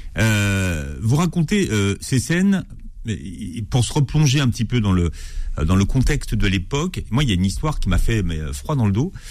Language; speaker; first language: French; native; French